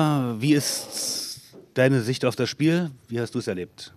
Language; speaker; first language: German; native; German